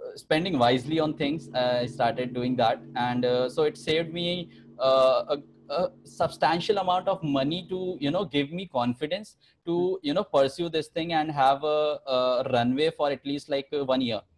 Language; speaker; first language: English; non-native, local second language; Hindi